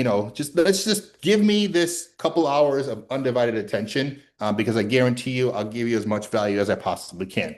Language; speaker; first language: English; native; English